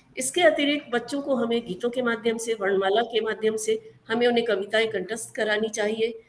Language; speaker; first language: Hindi; native; Hindi